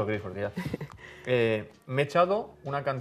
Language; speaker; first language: Spanish; native; Spanish